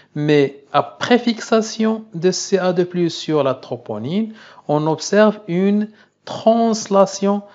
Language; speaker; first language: French; non-native, local second language; Arabic